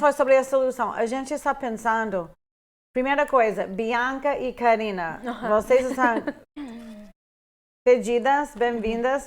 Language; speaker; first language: Portuguese; non-native, fluent; English